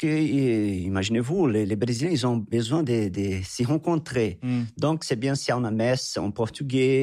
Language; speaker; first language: French; non-native, fluent; Portuguese